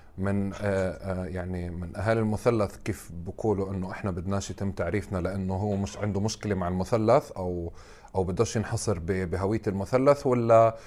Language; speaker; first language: Arabic; native; Arabic